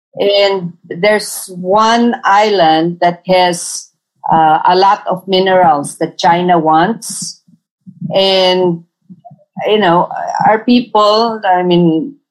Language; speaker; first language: English; non-native, local second language; Tausug